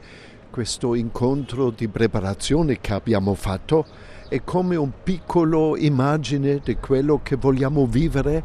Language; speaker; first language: Italian; non-native, fluent; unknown